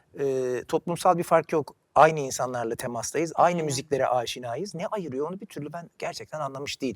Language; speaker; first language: Turkish; native; Turkish